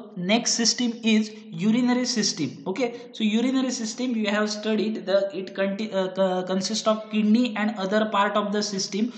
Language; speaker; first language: English; non-native, local second language; Marathi